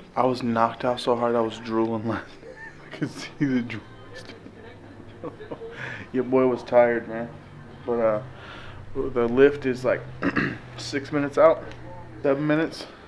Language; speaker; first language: English; native; English